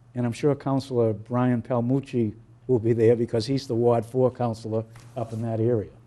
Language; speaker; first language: English; native; English